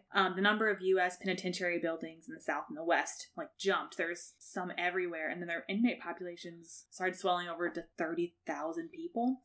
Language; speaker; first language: English; native; English